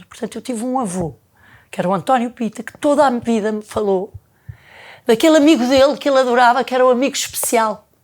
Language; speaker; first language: Portuguese; native; Portuguese